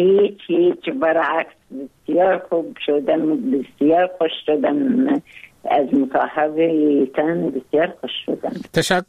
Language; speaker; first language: Persian; non-native, fluent; Arabic